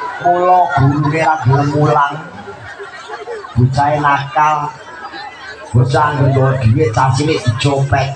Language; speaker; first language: Indonesian; non-native, local second language; Javanese